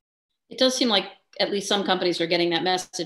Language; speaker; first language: English; native; English